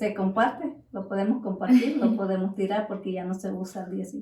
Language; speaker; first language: Spanish; native; Spanish